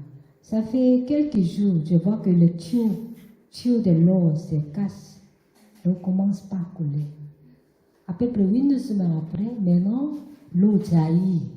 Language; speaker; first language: French; non-native, learner; Korean